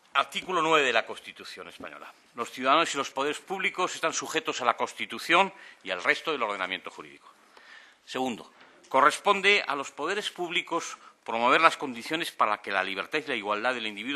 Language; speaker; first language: Spanish; native; Spanish